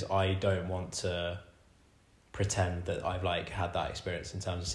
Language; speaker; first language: English; native; English